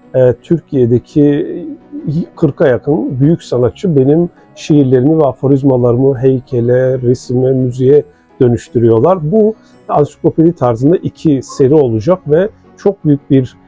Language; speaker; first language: Turkish; non-native, local second language; Kurdish